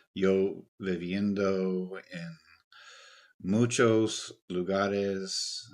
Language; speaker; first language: Spanish; non-native, learner; English